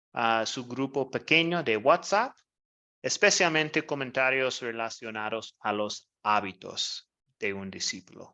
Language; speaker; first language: Spanish; non-native, fluent; English